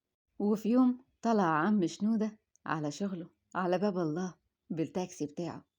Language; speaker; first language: Arabic; native; Arabic